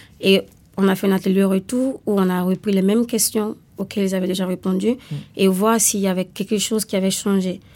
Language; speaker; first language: French; non-native, fluent; Italian